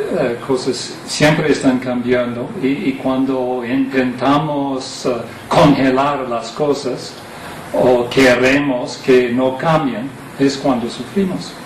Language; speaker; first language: Spanish; non-native, fluent; English